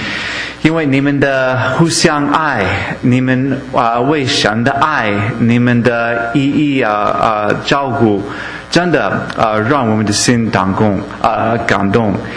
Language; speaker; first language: Chinese; non-native, fluent; English